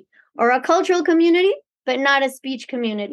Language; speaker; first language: English; early bilingual, other home language; Spanish